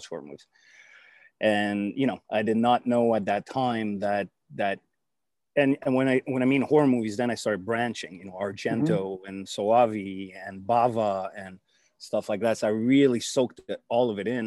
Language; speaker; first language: English; native; English